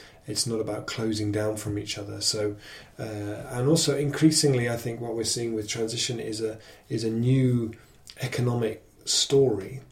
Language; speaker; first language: English; native; English